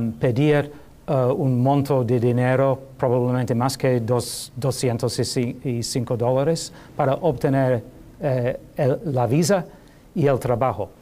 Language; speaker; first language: Spanish; non-native, learner; English